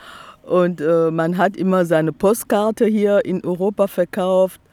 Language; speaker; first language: German; non-native, fluent; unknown